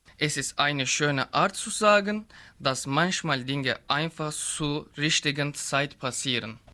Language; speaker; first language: German; non-native, fluent; Turkish